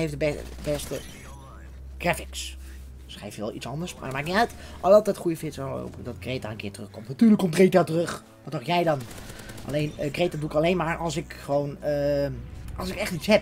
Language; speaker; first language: Dutch; native; Dutch